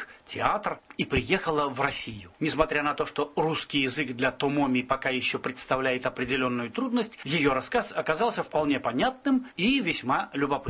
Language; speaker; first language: Russian; native; Russian